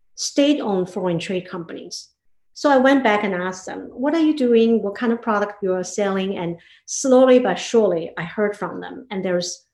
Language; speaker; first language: English; non-native, fluent; Chinese